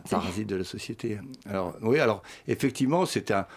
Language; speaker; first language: French; early bilingual, other home language; Swedish